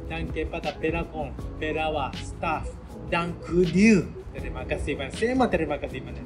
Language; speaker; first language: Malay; non-native, learner; Japanese